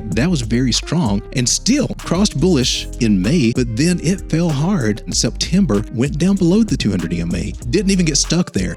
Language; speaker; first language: English; native; English